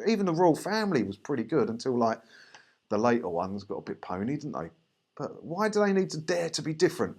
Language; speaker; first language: English; native; English